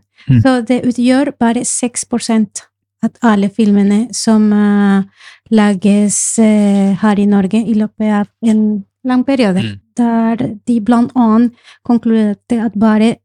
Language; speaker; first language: Norwegian; non-native, fluent; Spanish